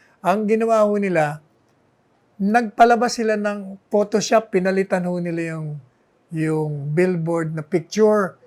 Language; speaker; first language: Filipino; non-native, local second language; Bikol